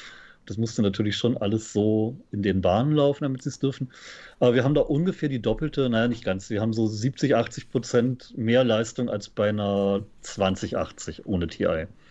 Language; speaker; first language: German; native; German